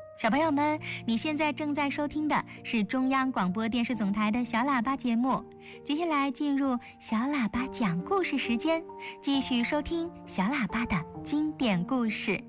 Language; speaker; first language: Chinese; native; Chinese